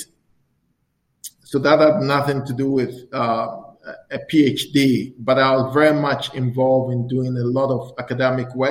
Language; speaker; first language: English; non-native, local second language; Akan